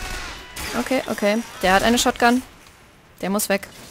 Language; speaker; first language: German; native; German